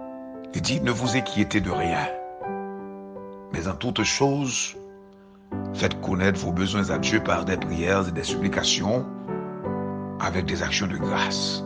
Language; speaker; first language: French; non-native, local second language; Haitian Creole